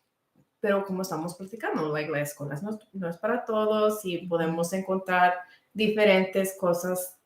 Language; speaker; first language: Spanish; early bilingual, heritage; Spanish